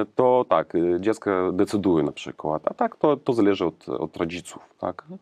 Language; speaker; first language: Polish; non-native, learner; Ukrainian